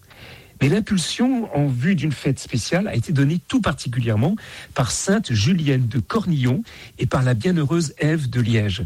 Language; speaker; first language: French; native; French